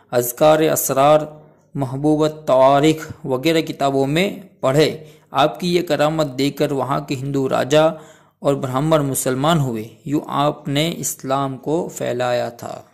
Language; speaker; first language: Urdu; non-native, local second language; Gujarati